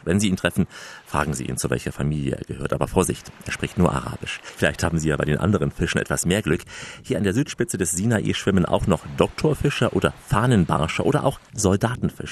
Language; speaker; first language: German; native; German